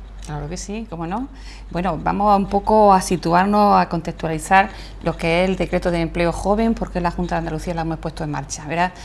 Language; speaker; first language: Spanish; native; Spanish